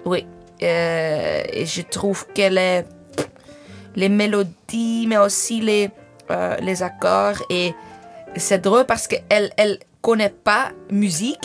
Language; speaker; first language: French; non-native, fluent; English